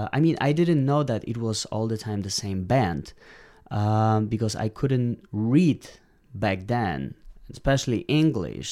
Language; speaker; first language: English; non-native, fluent; Polish